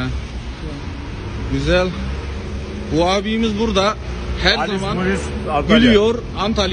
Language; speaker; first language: Turkish; non-native, fluent; Kazakh